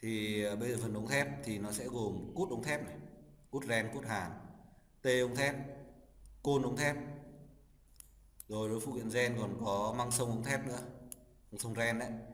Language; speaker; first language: Vietnamese; native; Vietnamese